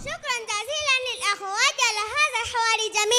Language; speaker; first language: Arabic; non-native, learner; Bangla